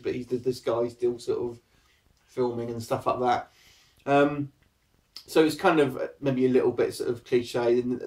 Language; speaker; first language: English; native; English